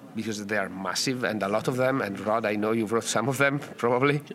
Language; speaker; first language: English; non-native, fluent; Italian